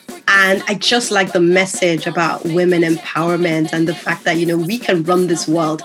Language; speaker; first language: English; non-native, local second language; Yoruba